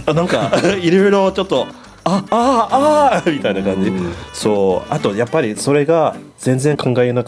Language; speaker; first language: Japanese; non-native, learner; English